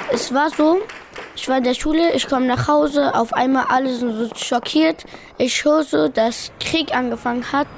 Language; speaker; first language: German; early bilingual, other home language; Pashto